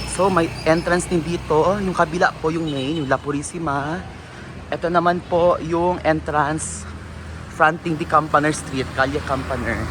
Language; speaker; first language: Filipino; non-native, local second language; Chavacano